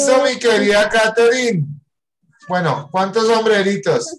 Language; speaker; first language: Spanish; native; Spanish